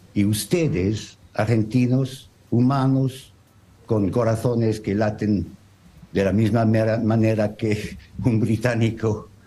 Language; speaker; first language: Spanish; non-native, learner; French